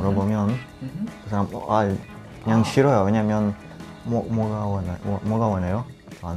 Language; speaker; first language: Korean; non-native, learner; Italian